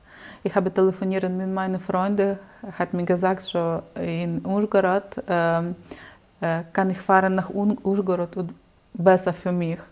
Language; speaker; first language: German; non-native, learner; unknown